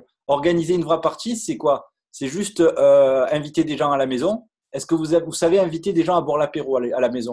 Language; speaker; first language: French; native; French